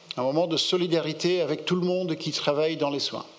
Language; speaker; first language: French; non-native, local second language; Dutch